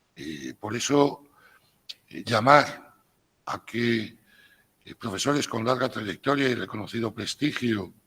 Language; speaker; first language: Spanish; native; Spanish